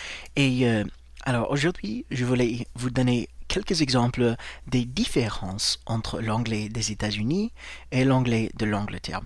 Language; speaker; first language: French; non-native, fluent; English